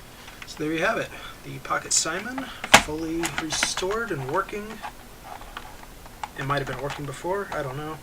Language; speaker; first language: English; native; English